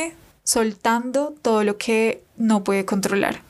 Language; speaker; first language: Spanish; native; Spanish